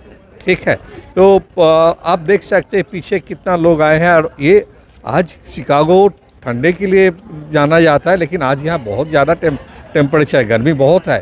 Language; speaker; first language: Hindi; non-native, local second language; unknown